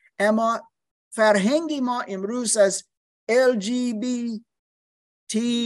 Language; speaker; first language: Persian; non-native, learner; English